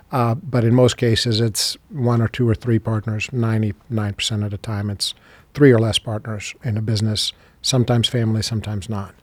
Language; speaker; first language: English; non-native, fluent; Serbian